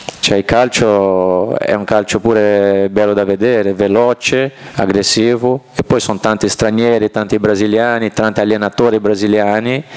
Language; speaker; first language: Italian; non-native, fluent; Portuguese